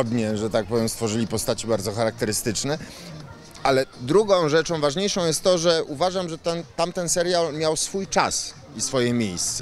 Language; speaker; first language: Polish; native; Polish